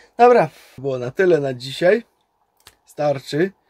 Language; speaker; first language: Polish; native; Polish